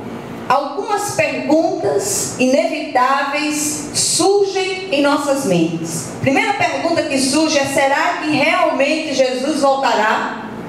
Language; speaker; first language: Portuguese; native; Portuguese